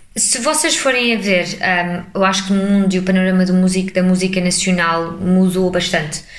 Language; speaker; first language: Portuguese; early bilingual, heritage; English